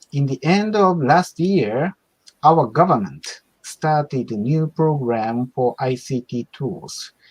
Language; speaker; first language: English; non-native, learner; Japanese